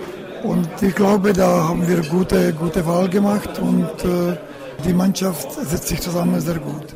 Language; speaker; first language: German; non-native, learner; Czech